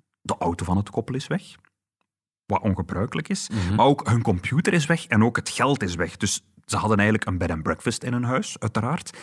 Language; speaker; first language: Dutch; native; Dutch